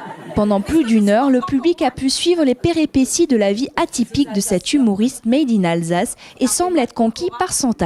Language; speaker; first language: French; native; French